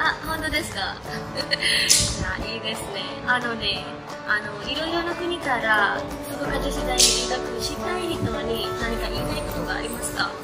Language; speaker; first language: Japanese; non-native, learner; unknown